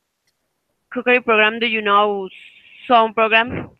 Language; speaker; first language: English; non-native, fluent; Spanish